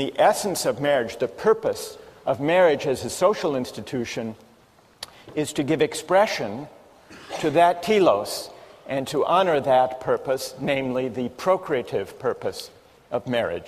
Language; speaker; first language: English; native; English